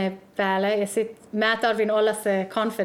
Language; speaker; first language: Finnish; early bilingual, heritage; Hebrew